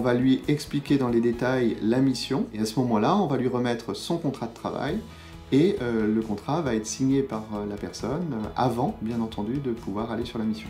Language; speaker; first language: French; native; French